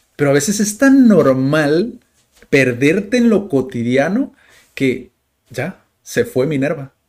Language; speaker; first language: Spanish; native; Spanish